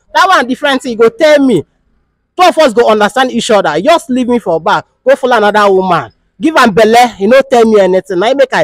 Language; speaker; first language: Nigerian Pidgin; non-native, local second language; Igbo